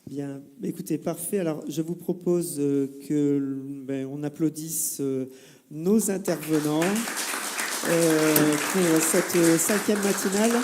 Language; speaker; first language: French; native; French